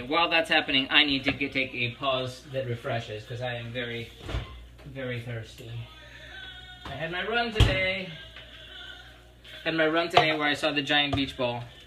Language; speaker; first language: English; early bilingual, other home language; Spanish